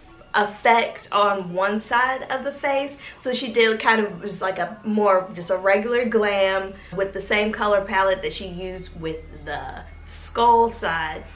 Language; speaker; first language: English; native; English